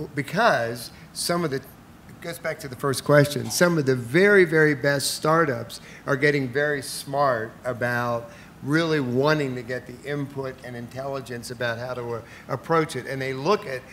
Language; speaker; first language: English; native; English